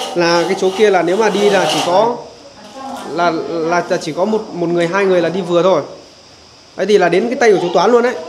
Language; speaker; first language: Vietnamese; native; Vietnamese